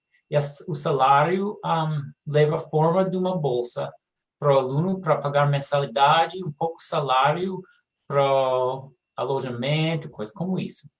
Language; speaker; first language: Portuguese; non-native, fluent; English